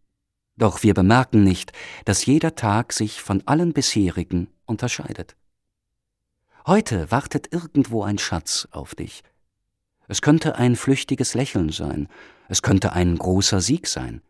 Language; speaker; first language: German; native; German